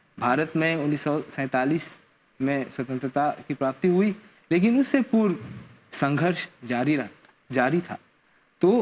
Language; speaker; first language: Hindi; non-native, local second language; Morisyen